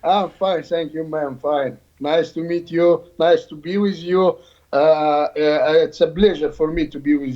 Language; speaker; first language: English; non-native, learner; Arabic